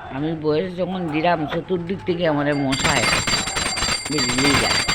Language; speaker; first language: Bangla; non-native, local second language; Sylheti